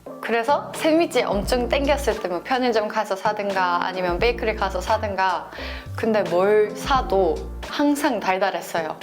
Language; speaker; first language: Korean; non-native, fluent; Norwegian